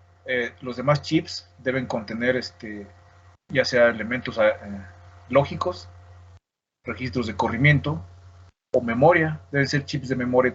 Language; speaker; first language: Spanish; native; Spanish